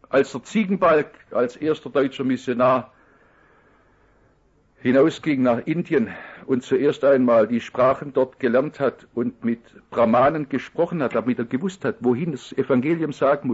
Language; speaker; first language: German; native; German